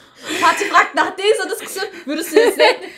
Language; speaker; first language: German; early bilingual, other home language; Albanian